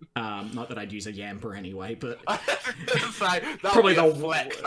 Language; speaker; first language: English; native; English